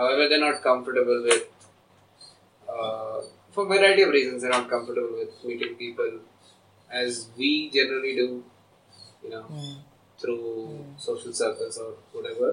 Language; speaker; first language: English; non-native, local second language; Hindi